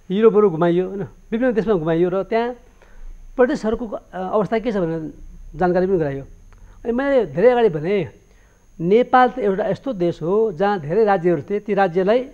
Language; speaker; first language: Nepali; native; Nepali